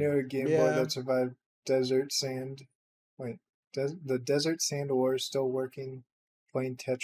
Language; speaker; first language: English; native; English